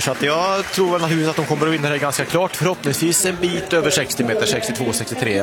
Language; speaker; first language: Swedish; native; Swedish